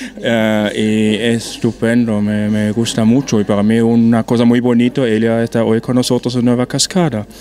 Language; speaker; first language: Spanish; non-native, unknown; German